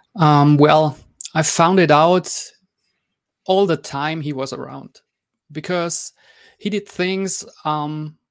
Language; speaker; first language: English; non-native, fluent; German